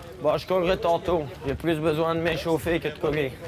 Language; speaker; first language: French; native; French